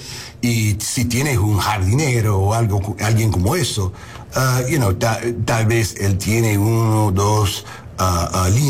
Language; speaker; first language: Spanish; early bilingual, heritage; Spanish